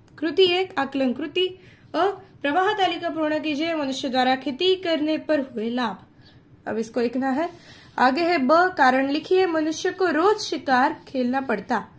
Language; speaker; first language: Hindi; non-native, local second language; Marathi